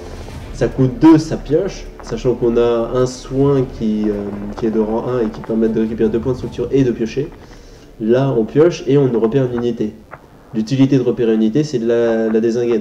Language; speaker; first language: French; native; French